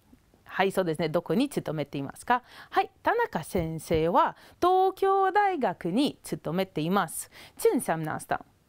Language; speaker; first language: Japanese; non-native, fluent; Romanian